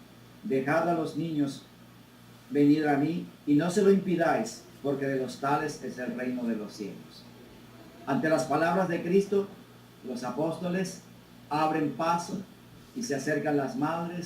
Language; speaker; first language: Spanish; native; Spanish